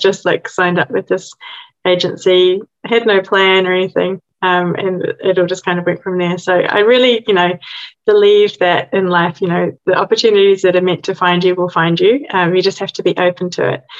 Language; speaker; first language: English; native; English